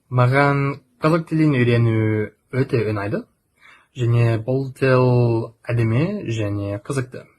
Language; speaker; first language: Kazakh; non-native, learner; English